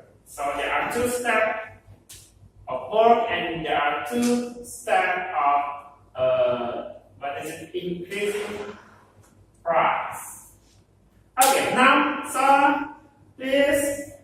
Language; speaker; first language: English; non-native, learner; Indonesian